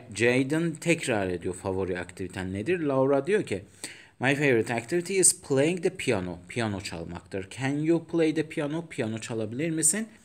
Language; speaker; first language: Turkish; non-native, fluent; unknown